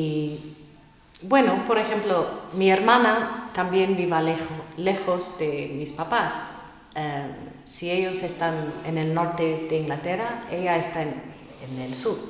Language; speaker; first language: Spanish; non-native, fluent; English